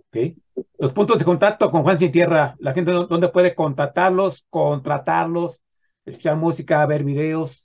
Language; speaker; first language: Spanish; native; Spanish